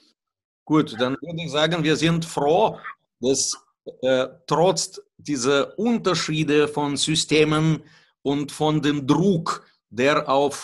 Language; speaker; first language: German; non-native, fluent; Russian